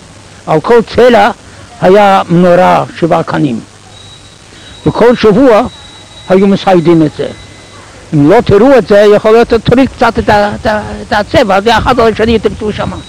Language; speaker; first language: Hebrew; non-native, fluent; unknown